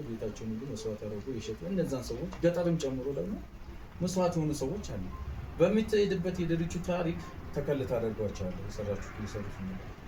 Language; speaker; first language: Amharic; non-native, local second language; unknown